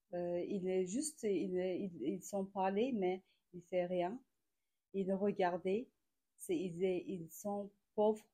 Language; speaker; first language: French; non-native, learner; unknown